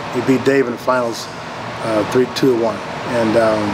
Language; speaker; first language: English; native; English